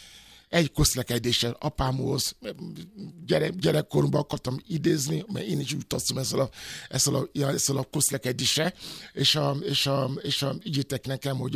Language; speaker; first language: Hungarian; non-native, fluent; Yoruba